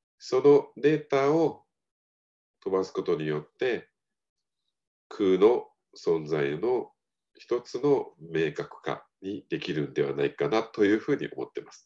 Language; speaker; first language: Japanese; native; Japanese